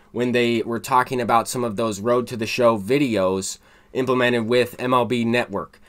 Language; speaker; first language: English; native; English